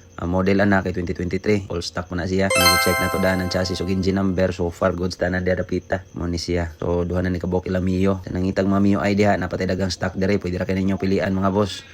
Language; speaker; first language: Cebuano; native; Cebuano